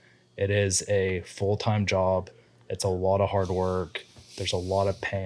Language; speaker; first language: English; native; English